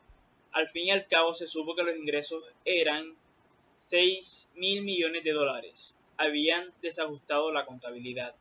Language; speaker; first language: Spanish; native; Spanish